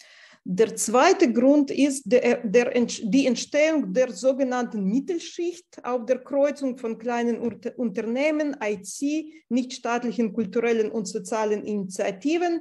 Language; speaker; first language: German; non-native, fluent; Russian